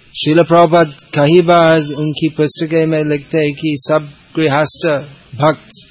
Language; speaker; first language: Hindi; non-native, fluent; English